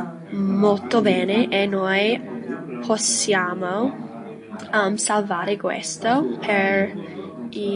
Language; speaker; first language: Italian; non-native, learner; English